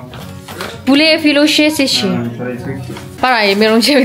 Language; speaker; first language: French; non-native, learner; Indonesian